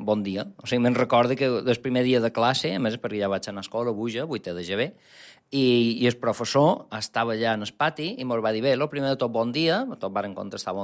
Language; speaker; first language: Catalan; non-native, local second language; Spanish